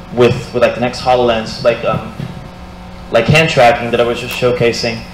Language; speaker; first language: English; non-native, fluent; Portuguese